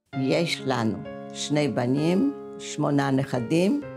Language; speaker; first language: Hebrew; non-native, fluent; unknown